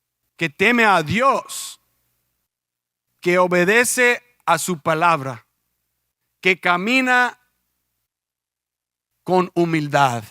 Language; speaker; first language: Spanish; early bilingual, heritage; Spanish